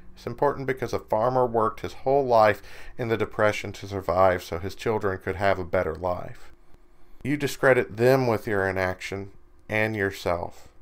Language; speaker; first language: English; native; English